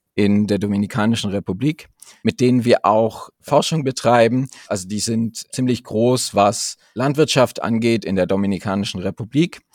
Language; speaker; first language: German; native; German